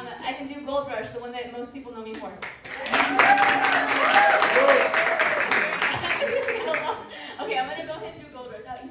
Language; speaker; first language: English; early bilingual, other home language; Spanish